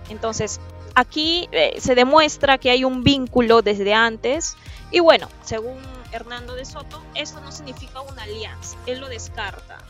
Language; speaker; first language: Spanish; native; Spanish